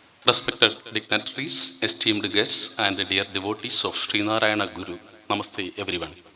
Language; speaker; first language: English; non-native, local second language; Malayalam